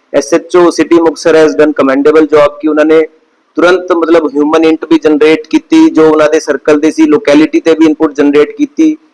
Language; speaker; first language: Hindi; non-native, local second language; Punjabi